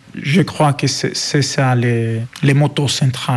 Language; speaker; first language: French; non-native, learner; Greek